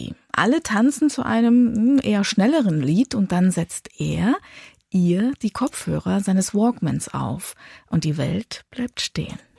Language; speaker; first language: German; native; German